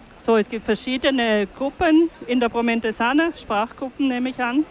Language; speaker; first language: German; native; German